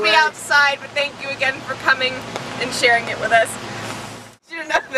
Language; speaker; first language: English; native; English